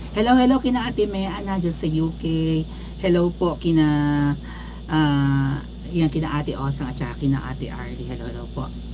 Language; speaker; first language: Filipino; native; Filipino